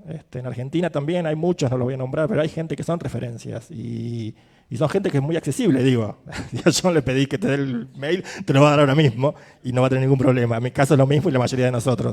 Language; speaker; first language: Spanish; native; Spanish